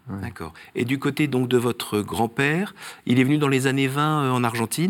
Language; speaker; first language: French; native; French